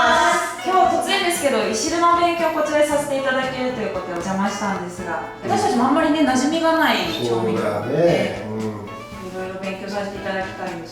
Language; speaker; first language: Japanese; native; Japanese